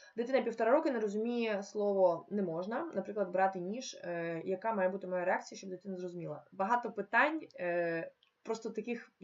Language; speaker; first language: Ukrainian; non-native, local second language; Russian